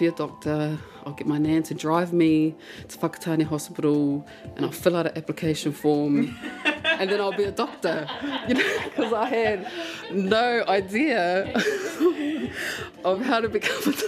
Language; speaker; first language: English; non-native, local second language; Māori